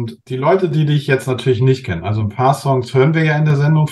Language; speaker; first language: German; native; German